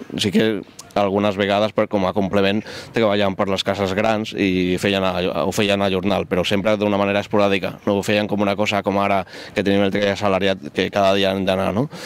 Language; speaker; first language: Catalan; non-native, local second language; Spanish